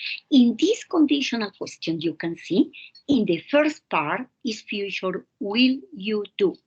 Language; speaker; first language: English; non-native, fluent; Spanish